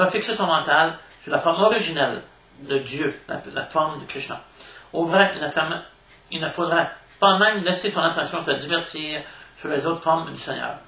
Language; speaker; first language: French; native; French